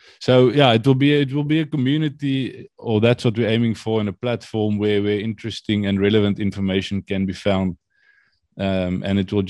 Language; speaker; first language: English; non-native, local second language; Afrikaans